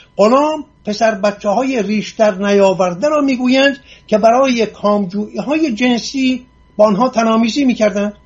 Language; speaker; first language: Persian; non-native, local second language; Assyrian Neo-Aramaic